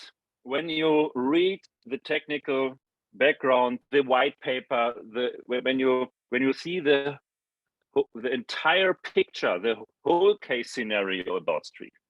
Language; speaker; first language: English; non-native, fluent; German